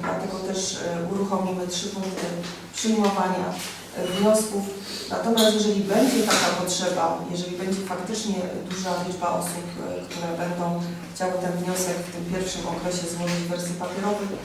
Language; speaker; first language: Polish; native; Polish